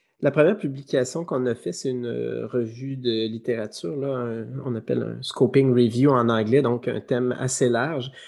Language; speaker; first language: French; native; French